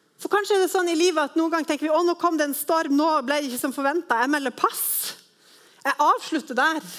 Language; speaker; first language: Norwegian; native; Norwegian